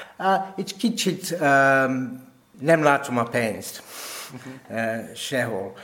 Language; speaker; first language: Hungarian; non-native, learner; English